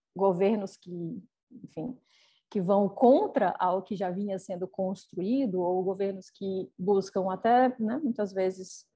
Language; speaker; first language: Portuguese; native; Portuguese